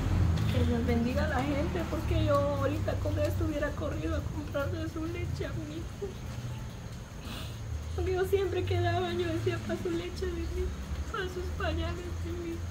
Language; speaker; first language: Spanish; native; Spanish